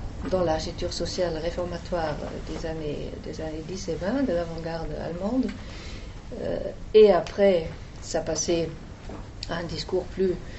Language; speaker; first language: French; non-native, fluent; German